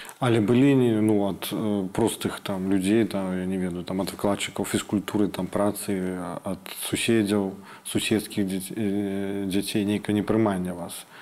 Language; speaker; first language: Belarusian; native; Belarusian